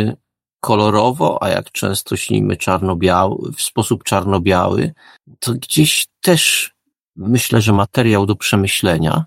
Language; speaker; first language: Polish; native; Polish